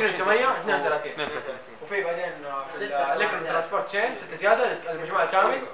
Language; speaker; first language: Arabic; native; Arabic